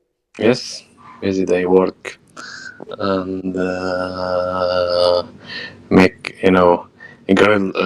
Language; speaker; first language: English; non-native, learner; Arabic